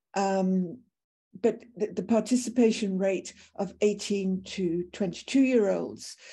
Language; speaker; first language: English; native; English